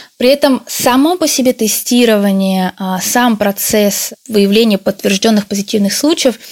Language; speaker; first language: Russian; native; Russian